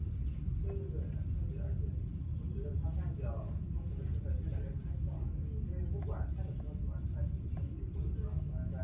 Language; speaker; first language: Chinese; non-native, learner; English